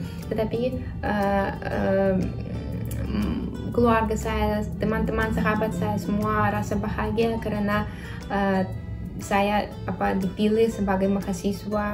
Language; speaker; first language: Indonesian; non-native, fluent; Russian